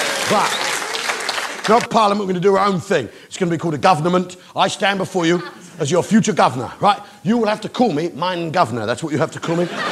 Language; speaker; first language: English; native; English